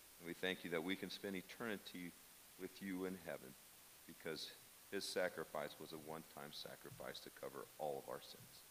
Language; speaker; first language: English; native; English